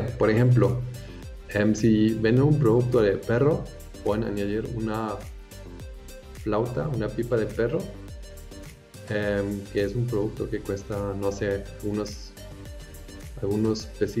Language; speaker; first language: Spanish; non-native, fluent; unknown